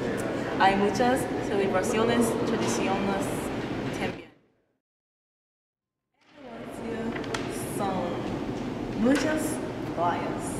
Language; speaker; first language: Spanish; non-native, learner; English